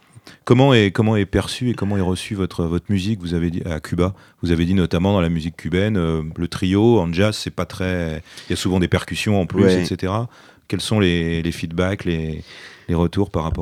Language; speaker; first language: French; native; French